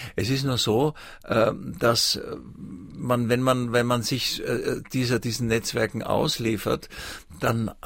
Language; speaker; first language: German; native; German